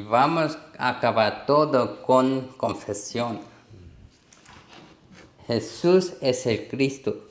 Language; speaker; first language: Spanish; non-native, learner; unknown